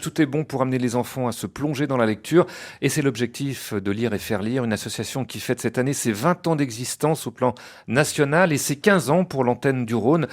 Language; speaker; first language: French; native; French